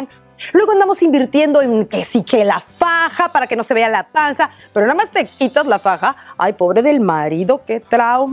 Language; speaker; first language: Spanish; native; Spanish